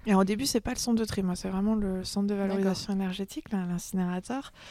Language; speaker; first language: French; native; French